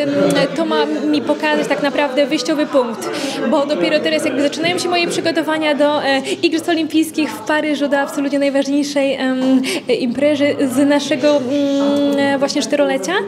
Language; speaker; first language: Polish; native; Polish